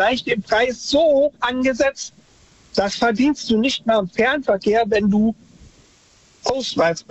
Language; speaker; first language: German; native; German